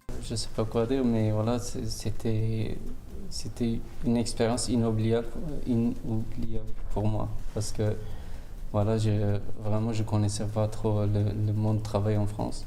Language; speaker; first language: French; non-native, fluent; Turkish